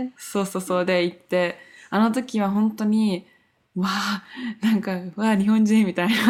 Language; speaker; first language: Japanese; early bilingual, heritage; Japanese